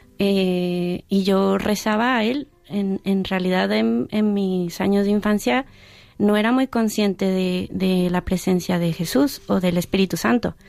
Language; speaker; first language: Spanish; early bilingual, heritage; Spanish